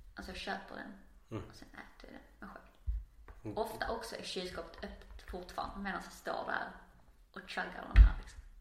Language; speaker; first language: Swedish; native; Swedish